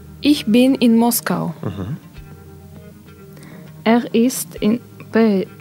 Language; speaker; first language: German; non-native, learner; Russian